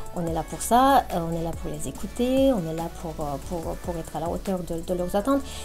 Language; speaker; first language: French; non-native, fluent; Romanian